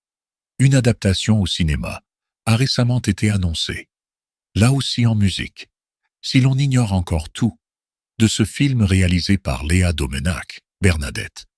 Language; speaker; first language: French; native; French